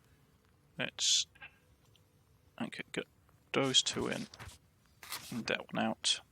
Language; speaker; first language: English; native; English